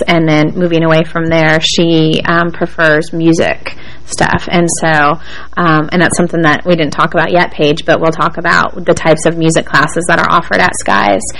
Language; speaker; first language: English; native; English